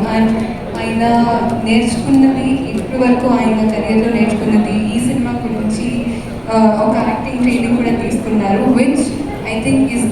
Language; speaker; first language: Telugu; non-native, fluent; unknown